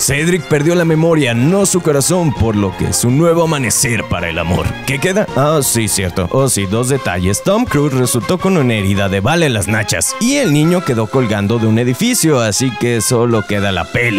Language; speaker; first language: Spanish; native; Spanish